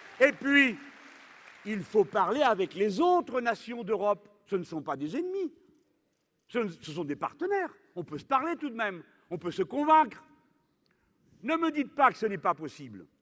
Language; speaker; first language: French; native; French